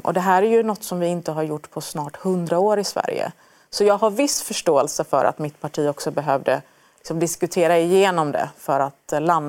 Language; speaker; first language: Swedish; early bilingual, other home language; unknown